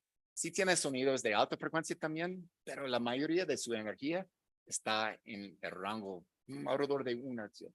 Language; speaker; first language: Spanish; non-native, fluent; English